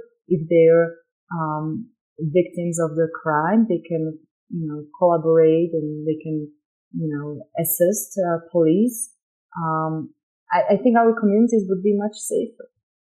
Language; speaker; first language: English; non-native, fluent; Slovak